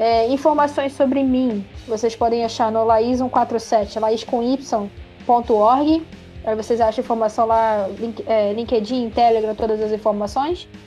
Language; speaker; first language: Portuguese; native; Portuguese